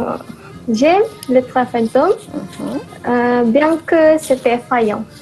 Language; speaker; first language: French; non-native, learner; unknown